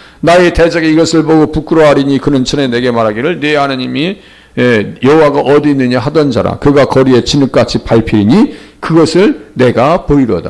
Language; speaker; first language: Korean; native; Korean